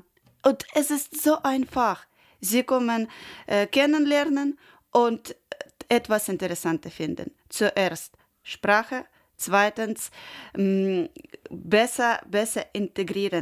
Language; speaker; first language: German; non-native, learner; Ukrainian